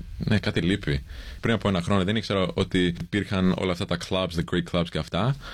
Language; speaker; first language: Greek; early bilingual, heritage; English